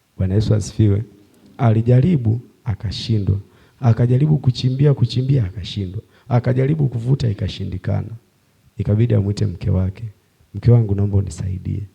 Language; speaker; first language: Swahili; native; Swahili